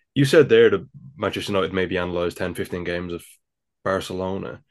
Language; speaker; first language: English; native; English